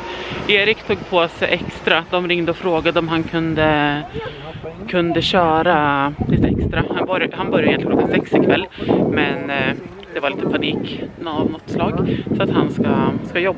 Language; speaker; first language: Swedish; native; Swedish